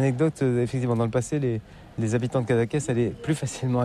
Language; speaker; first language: French; native; French